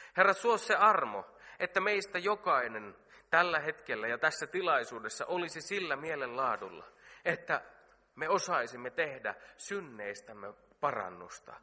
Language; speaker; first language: Finnish; native; Finnish